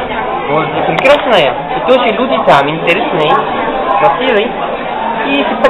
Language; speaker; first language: Russian; non-native, learner; French